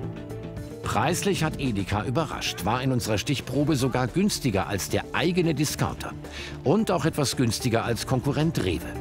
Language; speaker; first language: German; native; German